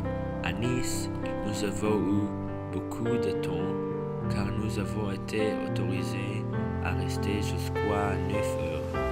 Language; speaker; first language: French; non-native, learner; English